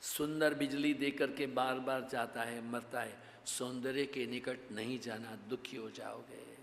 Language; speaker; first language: Hindi; non-native, local second language; Gujarati